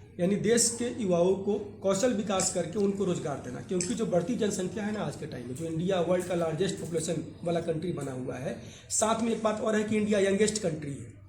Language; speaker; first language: Hindi; native; Hindi